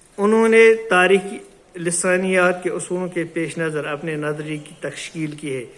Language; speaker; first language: Urdu; non-native, local second language; Kashmiri